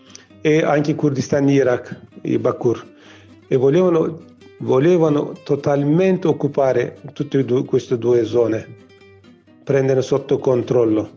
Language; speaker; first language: Italian; non-native, learner; Kurdish